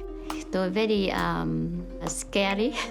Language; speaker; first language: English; non-native, learner; Vietnamese